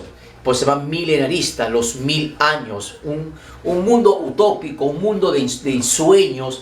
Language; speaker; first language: Spanish; native; Spanish